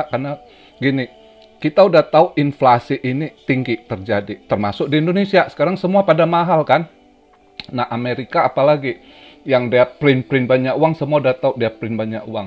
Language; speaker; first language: Indonesian; native; Indonesian